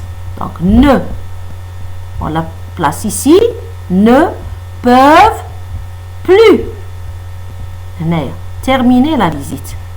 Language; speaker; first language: French; non-native, local second language; Arabic